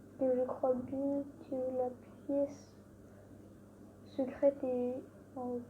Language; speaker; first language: French; native; French